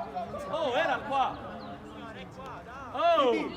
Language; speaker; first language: Italian; native; Italian